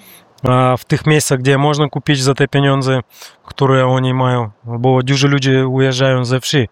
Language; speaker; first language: Polish; non-native, learner; Russian